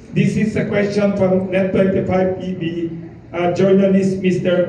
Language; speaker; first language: English; non-native, local second language; Filipino